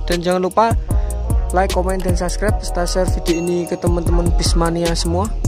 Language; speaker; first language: Indonesian; native; Indonesian